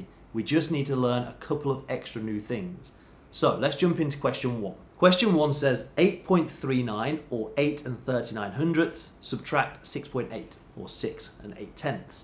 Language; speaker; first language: English; native; English